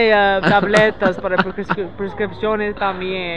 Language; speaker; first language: Spanish; non-native, learner; English